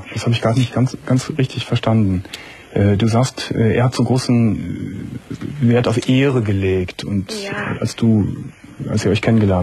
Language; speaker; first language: German; native; German